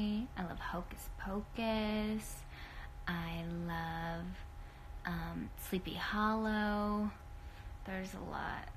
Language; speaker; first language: English; native; English